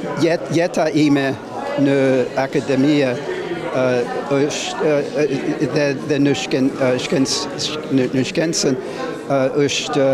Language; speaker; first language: Albanian; non-native, learner; English